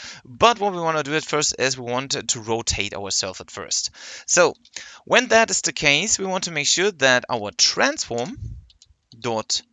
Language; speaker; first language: English; non-native, fluent; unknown